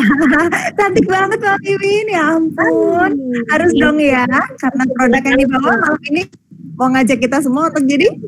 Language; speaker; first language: Indonesian; native; Indonesian